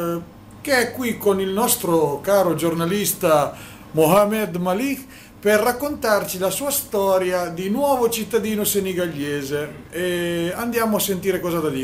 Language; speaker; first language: Italian; native; Italian